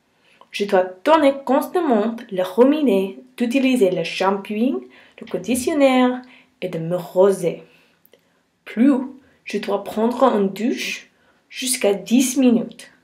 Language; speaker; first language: French; non-native, learner; English